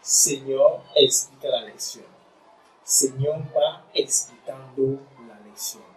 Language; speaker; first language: Spanish; non-native, fluent; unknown